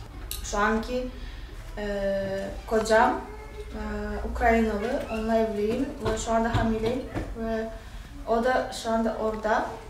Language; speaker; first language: Turkish; non-native, fluent; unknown